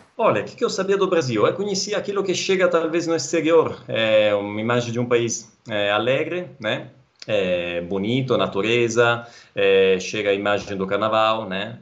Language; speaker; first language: Portuguese; non-native, fluent; Italian